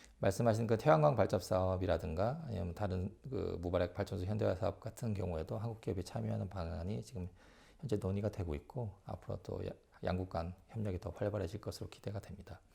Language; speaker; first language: Korean; native; Korean